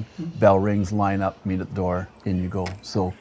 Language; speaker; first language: English; native; English